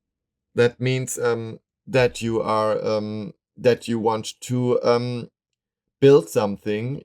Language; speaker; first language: English; non-native, fluent; German